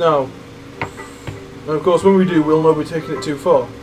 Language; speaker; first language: English; native; English